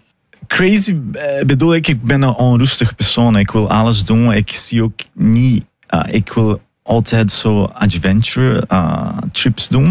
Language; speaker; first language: Dutch; early bilingual, heritage; Portuguese